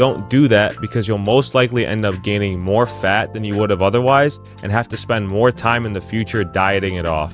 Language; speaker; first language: English; native; English